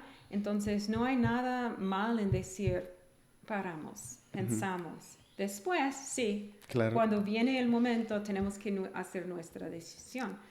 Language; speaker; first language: Spanish; non-native, fluent; English